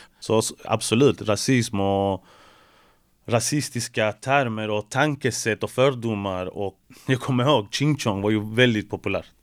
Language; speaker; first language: Swedish; early bilingual, other home language; Spanish